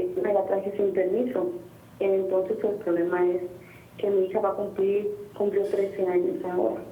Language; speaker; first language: Spanish; native; Spanish